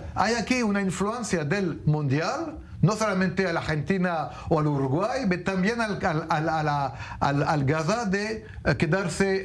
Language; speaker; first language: Spanish; non-native, fluent; French